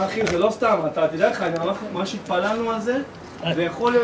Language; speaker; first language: Hebrew; native; Hebrew